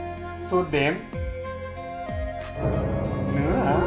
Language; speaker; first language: Vietnamese; non-native, learner; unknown